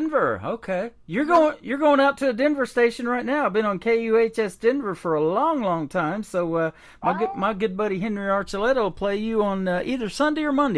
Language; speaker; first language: English; native; English